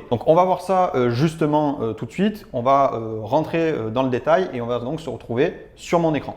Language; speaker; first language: French; native; French